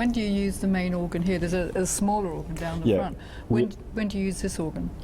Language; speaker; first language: English; native; English